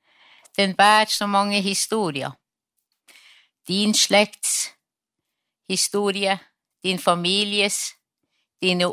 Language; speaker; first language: Norwegian; non-native, local second language; Northern Sami